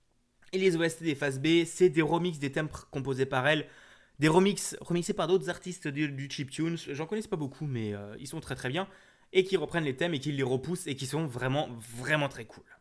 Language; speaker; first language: French; native; French